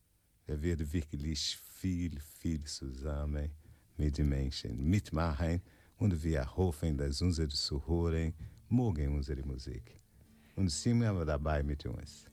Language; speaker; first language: German; non-native, fluent; Portuguese